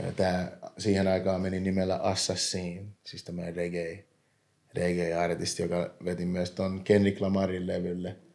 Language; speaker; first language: Finnish; early bilingual, other home language; English